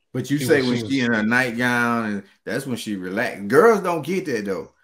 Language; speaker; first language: English; native; English